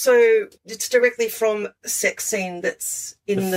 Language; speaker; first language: English; native; English